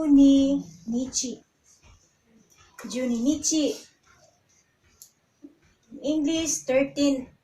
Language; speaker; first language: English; non-native, local second language; Filipino